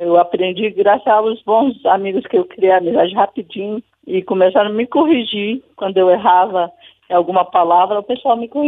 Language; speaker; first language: Portuguese; non-native, fluent; Arabic